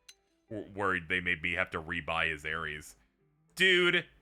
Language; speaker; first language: English; native; English